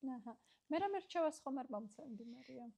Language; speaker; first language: Georgian; native; Georgian